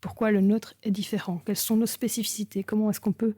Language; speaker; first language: French; native; French